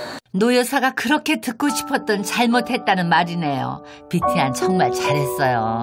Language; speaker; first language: Korean; native; Korean